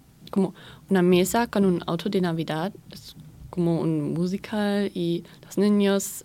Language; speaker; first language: Spanish; non-native, learner; German